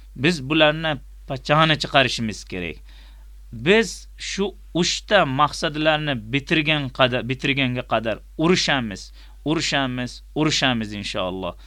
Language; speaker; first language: Uzbek; native; Uzbek